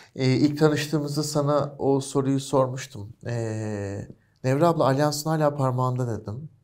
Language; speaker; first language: Turkish; native; Turkish